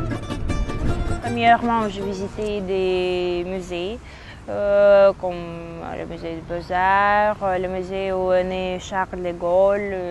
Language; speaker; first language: French; non-native, learner; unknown